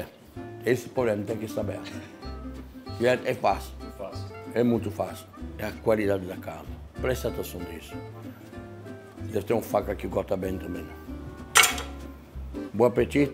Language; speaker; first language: Portuguese; non-native, fluent; French